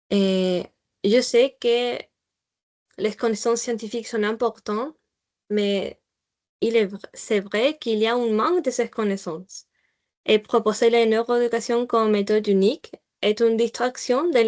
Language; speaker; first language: French; non-native, learner; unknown